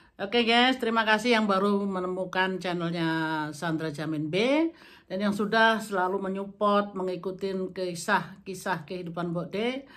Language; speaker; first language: Indonesian; non-native, local second language; Javanese